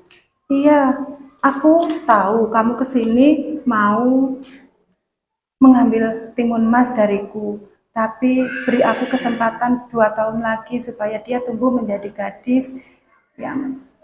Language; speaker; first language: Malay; non-native, local second language; Javanese